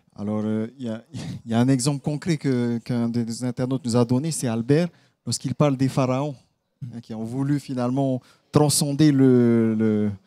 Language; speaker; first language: French; native; French